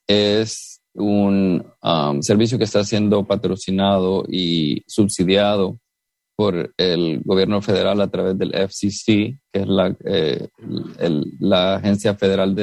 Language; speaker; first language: Spanish; native; Spanish